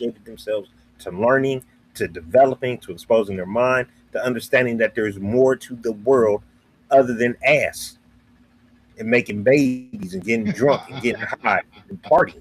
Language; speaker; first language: English; native; English